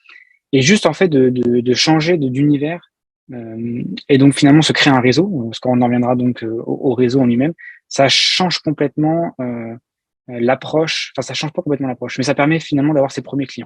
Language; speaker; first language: French; native; French